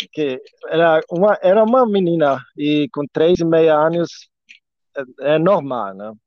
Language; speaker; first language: Portuguese; non-native, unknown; German